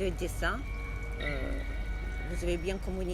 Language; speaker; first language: French; non-native, learner; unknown